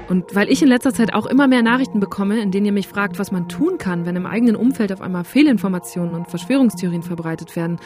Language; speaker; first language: German; native; German